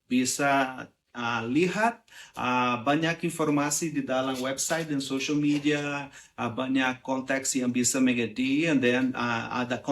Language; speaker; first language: Indonesian; non-native, learner; Portuguese